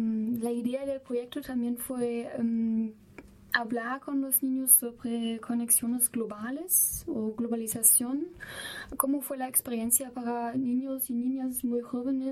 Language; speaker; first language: Spanish; non-native, fluent; German